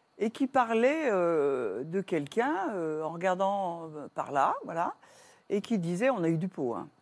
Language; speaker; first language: French; native; French